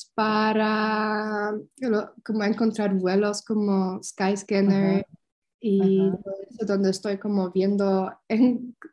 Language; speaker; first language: Spanish; non-native, learner; Polish